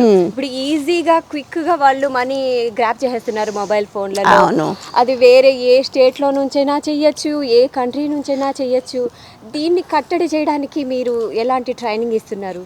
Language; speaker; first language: Telugu; native; Telugu